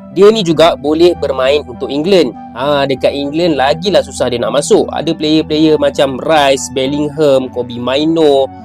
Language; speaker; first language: Malay; native; Malay